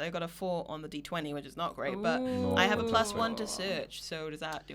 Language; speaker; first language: English; native; English